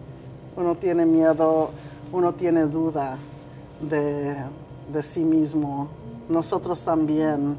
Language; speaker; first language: Spanish; early bilingual, heritage; Spanish